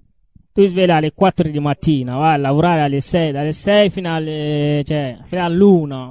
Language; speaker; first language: Italian; non-native, learner; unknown